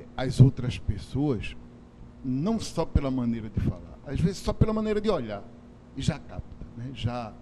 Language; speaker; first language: Portuguese; native; Portuguese